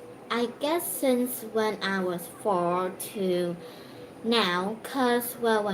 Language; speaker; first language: English; non-native, learner; Vietnamese